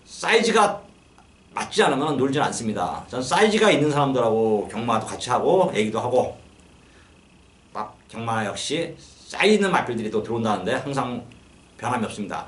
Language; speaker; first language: Korean; native; Korean